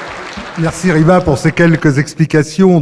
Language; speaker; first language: French; native; French